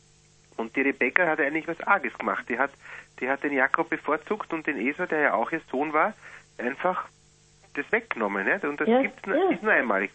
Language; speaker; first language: German; native; German